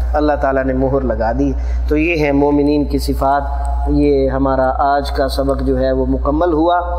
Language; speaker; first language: Urdu; non-native, local second language; Punjabi